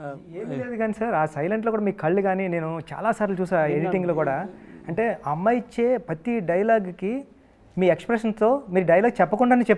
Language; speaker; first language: Telugu; native; Telugu